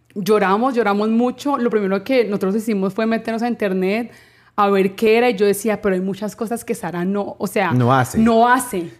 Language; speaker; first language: Spanish; native; Spanish